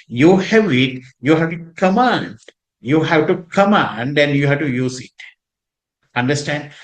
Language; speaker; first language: English; non-native, local second language; Sinhala